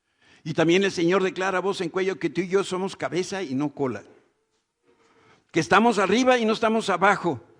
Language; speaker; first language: Spanish; native; Spanish